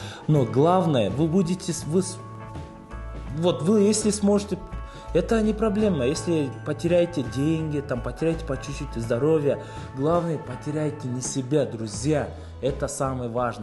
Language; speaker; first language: Russian; non-native, local second language; Kyrgyz